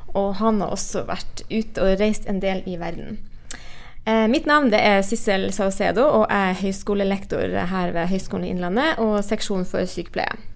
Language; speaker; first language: Norwegian; native; Norwegian